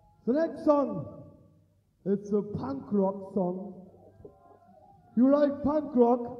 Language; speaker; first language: English; non-native, learner; German